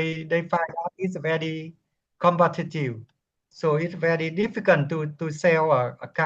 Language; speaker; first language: English; non-native, learner; Vietnamese